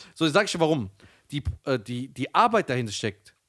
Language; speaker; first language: German; early bilingual, heritage; Persian